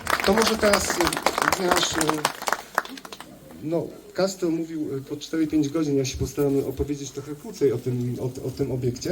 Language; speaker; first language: Polish; native; Polish